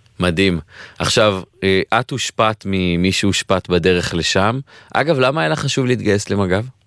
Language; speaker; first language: Hebrew; native; Hebrew